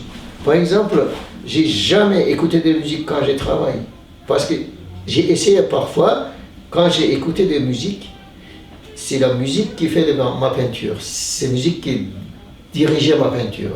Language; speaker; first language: French; non-native, learner; Turkish